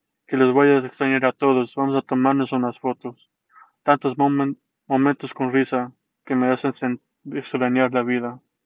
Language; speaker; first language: Spanish; early bilingual, heritage; Spanish